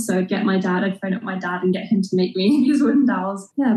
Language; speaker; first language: English; native; English